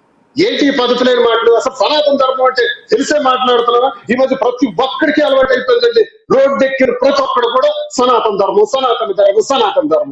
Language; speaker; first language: Telugu; native; Telugu